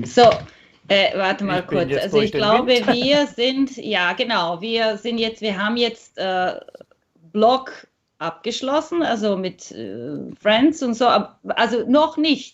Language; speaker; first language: German; non-native, fluent; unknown